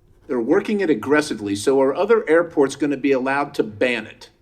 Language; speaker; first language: English; native; English